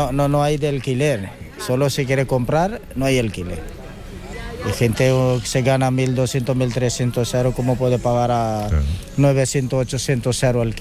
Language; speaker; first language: Spanish; non-native, learner; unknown